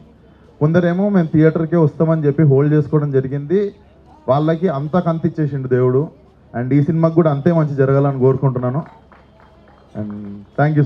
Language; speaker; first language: Telugu; native; Telugu